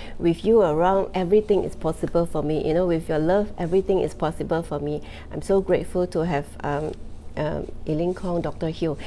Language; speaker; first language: English; non-native, local second language; Chinese